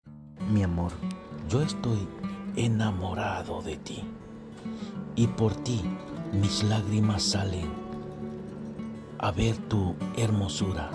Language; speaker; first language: Spanish; native; Spanish